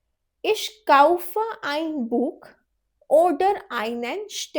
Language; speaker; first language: German; non-native, fluent; Hindi